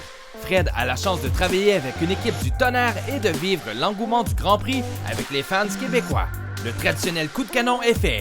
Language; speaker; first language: French; native; French